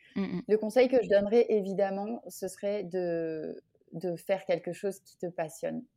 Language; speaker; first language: French; native; French